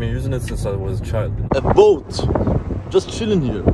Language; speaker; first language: English; non-native, fluent; Persian